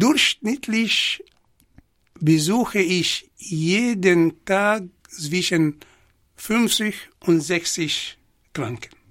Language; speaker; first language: German; non-native, fluent; Arabic